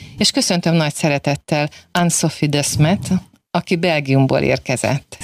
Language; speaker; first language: Hungarian; native; Hungarian